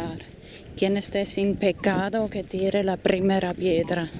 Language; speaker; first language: Spanish; non-native, fluent; German